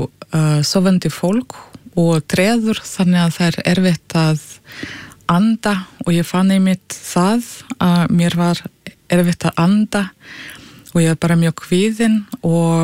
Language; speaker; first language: Icelandic; non-native, fluent; Russian